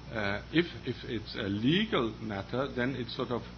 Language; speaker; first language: English; non-native, fluent; Danish